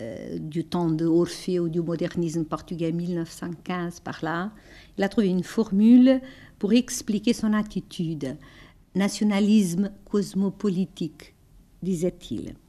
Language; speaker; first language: French; non-native, fluent; Portuguese